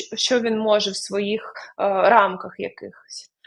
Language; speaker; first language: Ukrainian; non-native, local second language; Russian